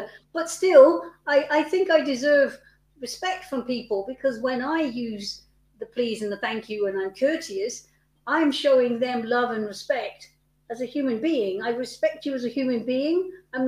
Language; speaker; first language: English; native; English